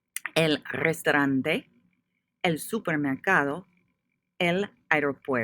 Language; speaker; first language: Spanish; non-native, fluent; English